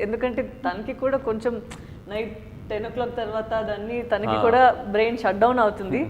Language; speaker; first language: Telugu; non-native, fluent; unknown